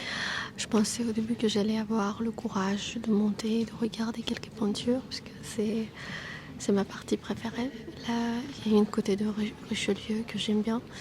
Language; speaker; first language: French; non-native, fluent; Armenian